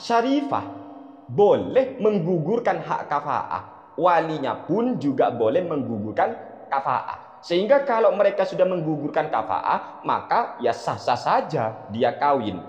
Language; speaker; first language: Indonesian; non-native, local second language; Madurese